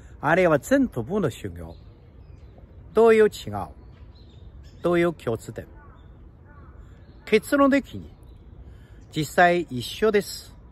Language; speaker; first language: Japanese; non-native, fluent; Chinese